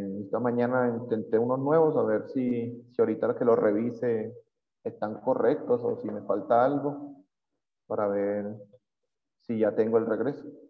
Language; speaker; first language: Spanish; native; Spanish